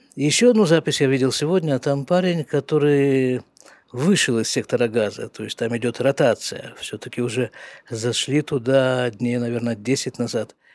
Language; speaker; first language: Russian; native; Russian